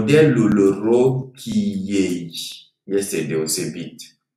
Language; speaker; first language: Romanian; non-native, fluent; French